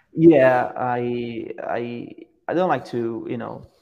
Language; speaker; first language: English; non-native, fluent; Portuguese